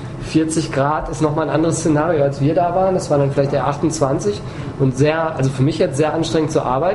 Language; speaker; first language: German; native; German